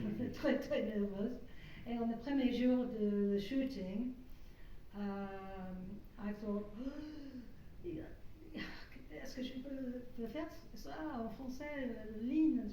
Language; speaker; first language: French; non-native, learner; English